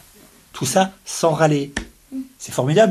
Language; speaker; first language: French; native; French